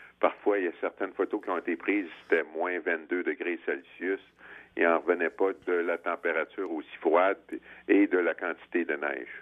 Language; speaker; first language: French; native; French